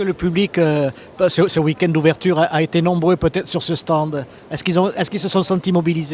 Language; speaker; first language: French; native; French